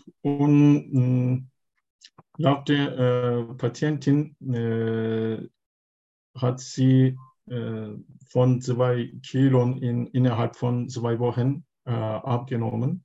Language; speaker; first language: German; non-native, learner; Turkish